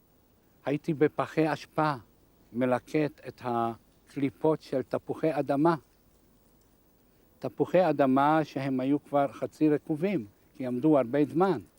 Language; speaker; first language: Hebrew; non-native, fluent; Hungarian